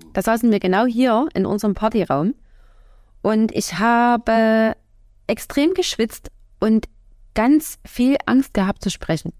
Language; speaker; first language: German; native; German